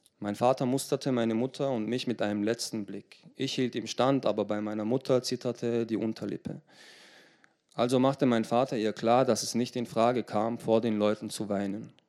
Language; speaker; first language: German; early bilingual, other home language; Turkish